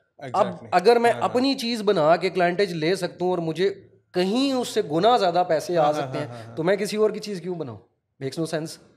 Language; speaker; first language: Urdu; non-native, local second language; Punjabi